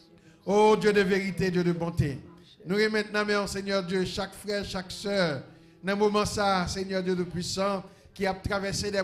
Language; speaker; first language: French; non-native, local second language; Haitian Creole